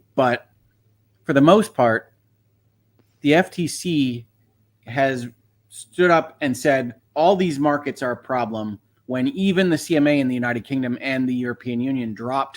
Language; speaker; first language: English; native; English